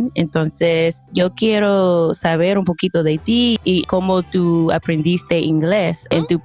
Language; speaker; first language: Spanish; non-native, fluent; English